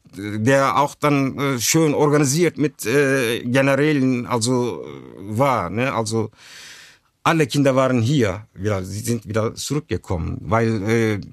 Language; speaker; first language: German; early bilingual, other home language; Turkish